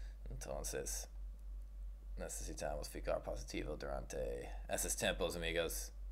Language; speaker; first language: Spanish; non-native, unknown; English